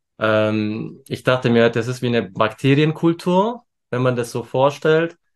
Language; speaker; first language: German; early bilingual, other home language; Turkish